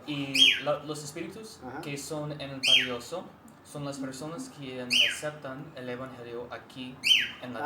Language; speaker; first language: Spanish; non-native, learner; English